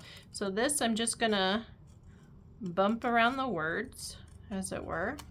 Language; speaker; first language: English; native; English